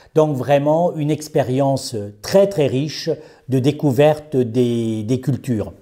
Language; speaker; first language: French; native; French